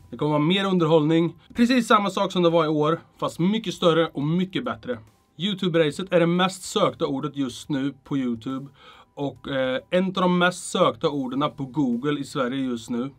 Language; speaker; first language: Swedish; native; Swedish